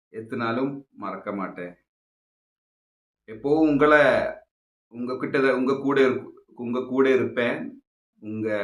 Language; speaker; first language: Tamil; non-native, local second language; Malayalam